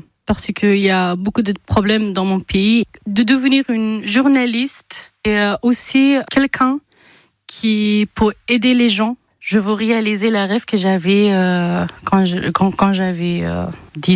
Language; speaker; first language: French; non-native, fluent; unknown